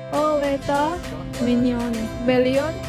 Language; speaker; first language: Russian; non-native, learner; Filipino